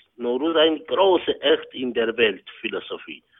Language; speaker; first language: German; non-native, learner; Persian